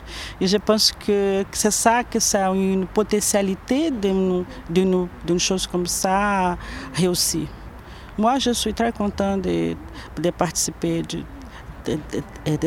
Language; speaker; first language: French; non-native, learner; Portuguese